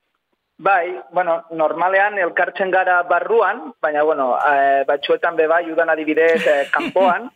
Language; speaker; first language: Basque; non-native, learner; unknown